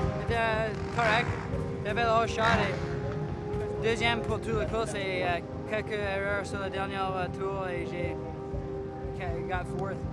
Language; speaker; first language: French; non-native, learner; English